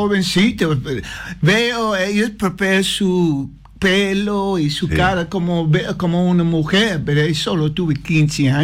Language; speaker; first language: Spanish; non-native, learner; English